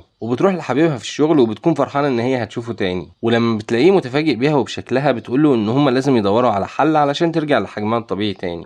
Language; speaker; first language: Arabic; native; Arabic